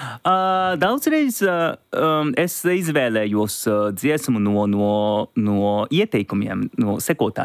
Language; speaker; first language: Latvian; non-native, learner; Japanese